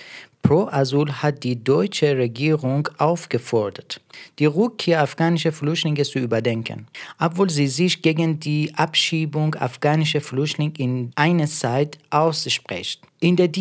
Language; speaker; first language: German; non-native, fluent; Persian